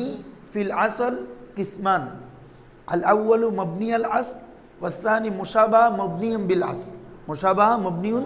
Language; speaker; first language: Arabic; non-native, fluent; Bangla